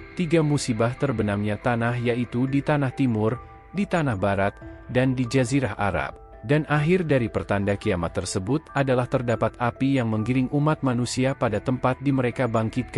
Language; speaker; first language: Indonesian; native; Indonesian